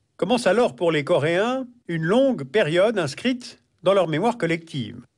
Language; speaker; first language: French; native; French